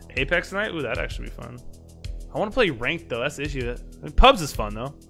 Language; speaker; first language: English; native; English